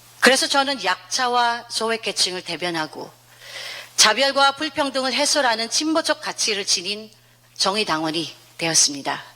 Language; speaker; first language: Korean; non-native, fluent; Filipino